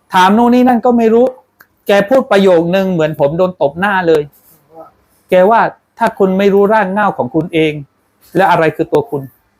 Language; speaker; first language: Thai; non-native, local second language; Pattani Malay